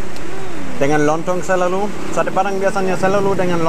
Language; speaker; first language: Indonesian; non-native, fluent; German